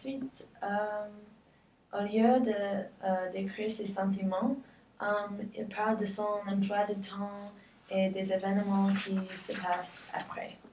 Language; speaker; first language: French; non-native, learner; English